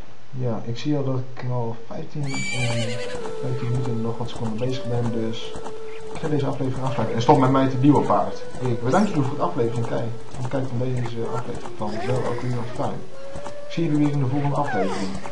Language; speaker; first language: Dutch; native; Dutch